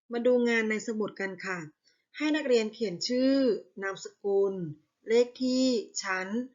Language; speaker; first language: Thai; native; Thai